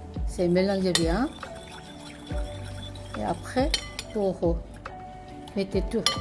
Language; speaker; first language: French; non-native, learner; Korean